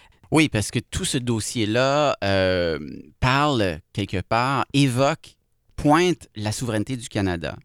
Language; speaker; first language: French; native; French